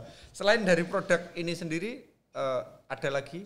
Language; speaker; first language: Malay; non-native, local second language; Javanese